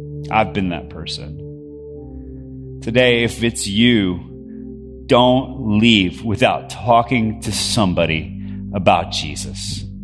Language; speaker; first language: English; early bilingual, other home language; Spanish